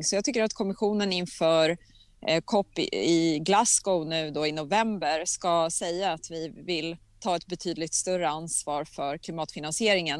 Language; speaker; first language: Swedish; native; Swedish